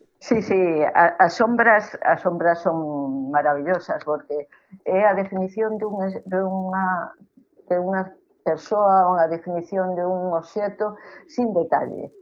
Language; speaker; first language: Galician; non-native, local second language; Spanish